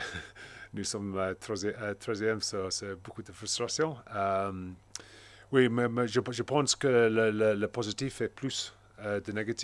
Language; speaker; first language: French; non-native, learner; English